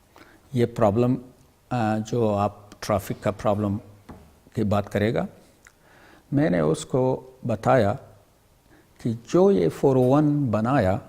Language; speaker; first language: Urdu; non-native, learner; Pashto